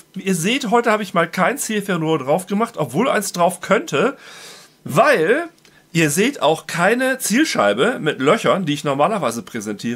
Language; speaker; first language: German; native; German